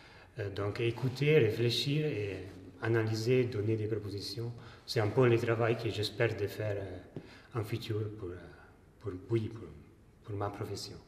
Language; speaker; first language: French; non-native, fluent; Italian